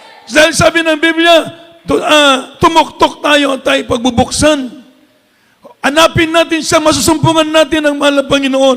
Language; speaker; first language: Filipino; non-native, local second language; Cebuano